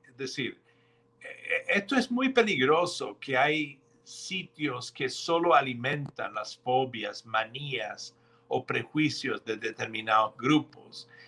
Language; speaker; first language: Spanish; non-native, fluent; English